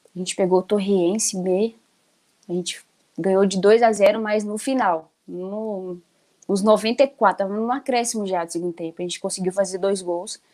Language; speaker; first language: Portuguese; native; Portuguese